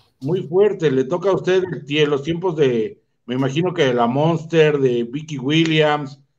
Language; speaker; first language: Spanish; native; Spanish